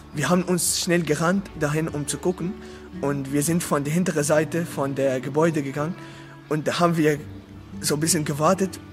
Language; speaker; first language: German; non-native, learner; Arabic